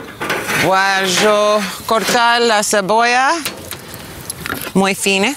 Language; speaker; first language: Spanish; non-native, learner; English